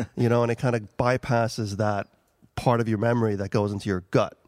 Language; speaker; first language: English; early bilingual, other home language; Albanian